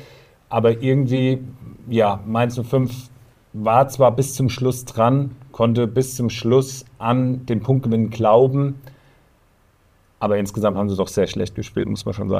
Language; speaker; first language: German; native; German